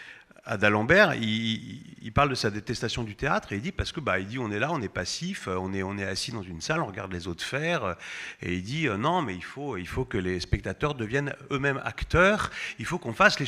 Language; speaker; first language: French; native; French